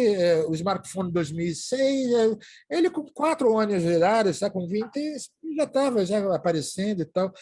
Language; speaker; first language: Portuguese; native; Portuguese